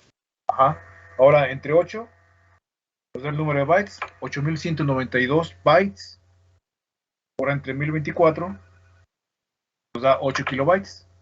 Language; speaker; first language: Spanish; native; Spanish